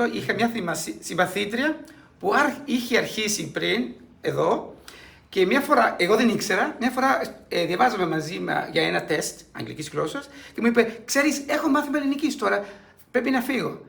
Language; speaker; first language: Greek; non-native, fluent; Spanish